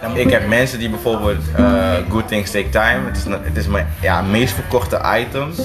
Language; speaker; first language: Dutch; early bilingual, other home language; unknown